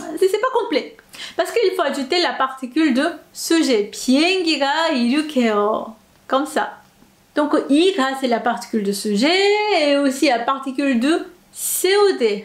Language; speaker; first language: French; non-native, fluent; Korean